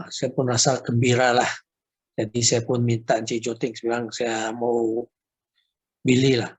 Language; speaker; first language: Indonesian; non-native, local second language; Chinese